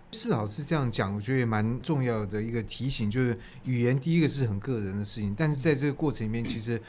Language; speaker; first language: Chinese; native; Chinese